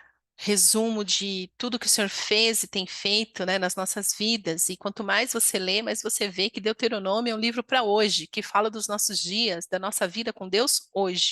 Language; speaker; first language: Portuguese; native; Portuguese